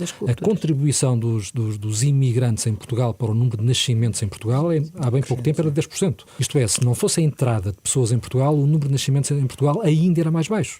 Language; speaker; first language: Portuguese; native; Portuguese